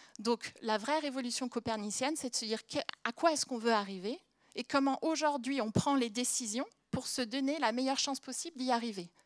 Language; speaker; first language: French; native; French